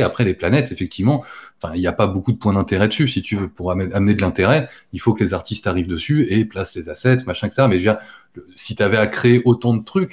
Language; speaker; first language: French; native; French